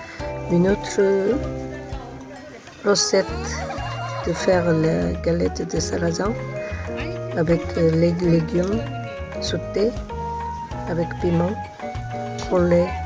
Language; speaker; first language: French; non-native, fluent; Korean